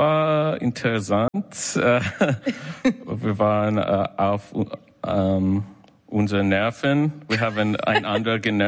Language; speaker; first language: German; non-native, fluent; English